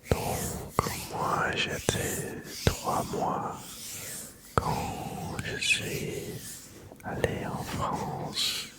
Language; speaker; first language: French; early bilingual, other home language; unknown